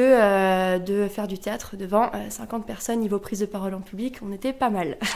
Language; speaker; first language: French; native; French